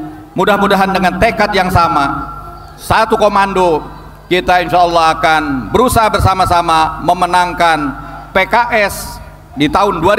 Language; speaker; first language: Indonesian; native; Indonesian